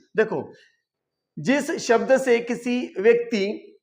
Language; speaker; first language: Hindi; non-native, local second language; Marathi